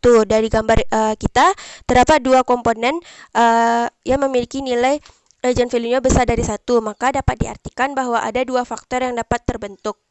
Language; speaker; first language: Indonesian; native; Indonesian